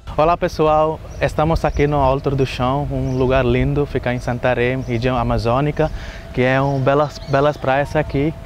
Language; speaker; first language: Portuguese; non-native, learner; Malayalam